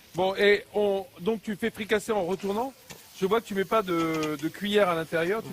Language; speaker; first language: French; native; French